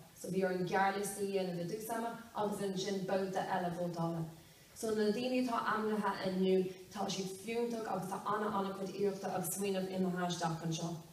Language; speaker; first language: Irish; non-native, local second language; English